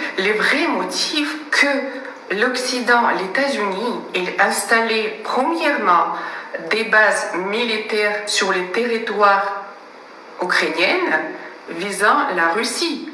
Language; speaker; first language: French; non-native, fluent; Russian